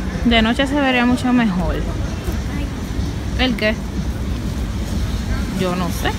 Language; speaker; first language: Spanish; native; Spanish